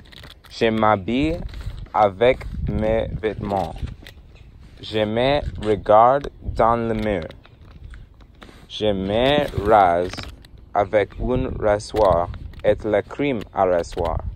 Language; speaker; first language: French; non-native, learner; English